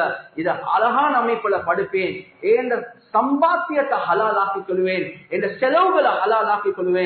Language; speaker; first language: Tamil; native; Tamil